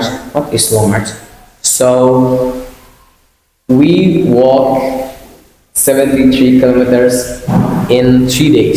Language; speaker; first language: English; non-native, learner; Indonesian